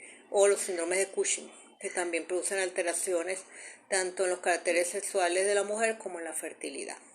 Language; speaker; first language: Spanish; native; Spanish